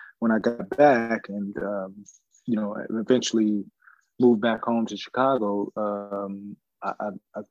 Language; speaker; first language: English; native; English